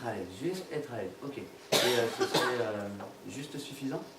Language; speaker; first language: French; native; French